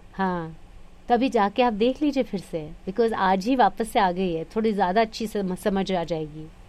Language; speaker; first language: Hindi; native; Hindi